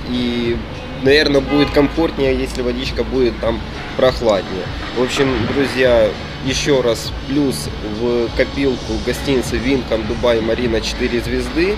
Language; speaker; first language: Russian; native; Russian